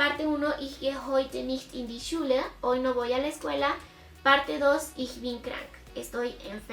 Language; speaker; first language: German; non-native, fluent; Spanish